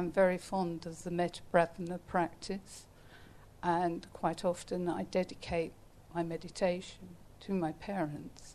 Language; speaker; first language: English; native; English